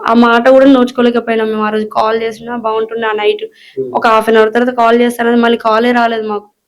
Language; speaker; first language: Telugu; native; Telugu